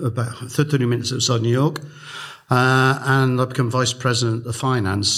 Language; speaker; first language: English; native; English